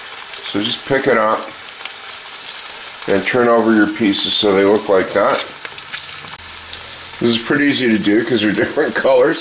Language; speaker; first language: English; native; English